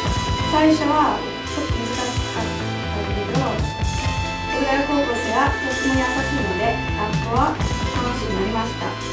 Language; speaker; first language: Japanese; non-native, learner; English